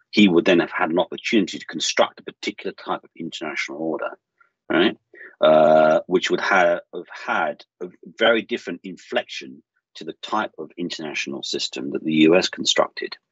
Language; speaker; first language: English; native; English